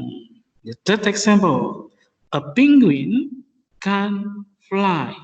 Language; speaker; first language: English; non-native, fluent; Indonesian